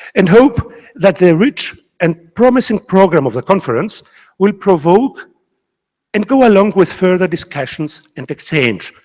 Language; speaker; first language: English; non-native, fluent; Greek